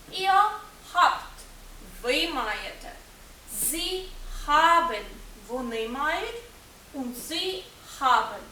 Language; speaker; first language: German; non-native, fluent; Ukrainian